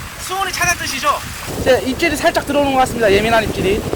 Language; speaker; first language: Korean; native; Korean